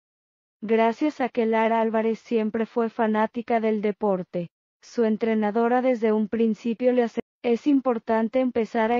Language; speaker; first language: Spanish; native; Spanish